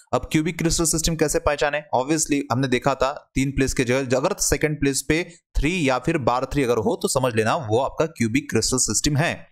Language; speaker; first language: Hindi; non-native, local second language; Marathi